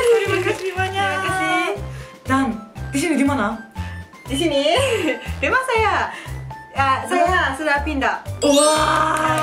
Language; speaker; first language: Indonesian; non-native, learner; Japanese